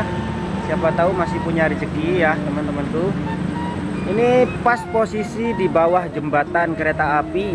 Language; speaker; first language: Indonesian; non-native, local second language; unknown